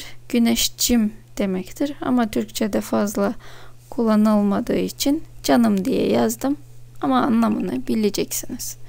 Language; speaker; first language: Turkish; non-native, fluent; Russian